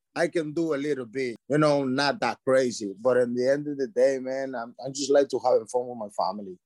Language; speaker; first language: English; non-native, learner; Spanish